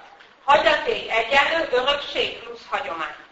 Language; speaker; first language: Hungarian; native; Hungarian